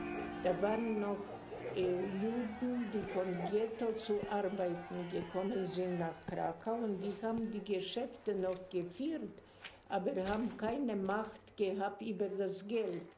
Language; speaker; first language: German; non-native, fluent; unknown